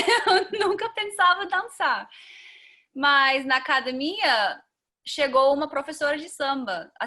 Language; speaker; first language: Portuguese; non-native, fluent; English